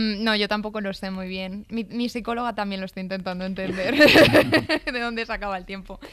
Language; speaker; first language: Spanish; native; Spanish